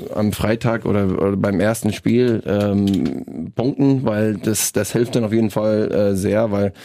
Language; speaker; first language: German; non-native, fluent; English